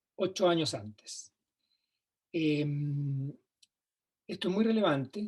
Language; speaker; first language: Spanish; native; Spanish